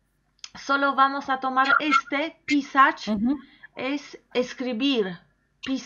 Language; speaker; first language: Spanish; non-native, fluent; Polish